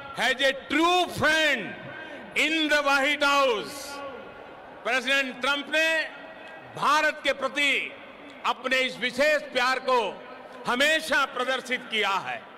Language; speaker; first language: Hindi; non-native, local second language; Gujarati